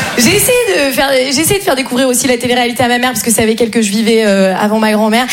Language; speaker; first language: French; native; French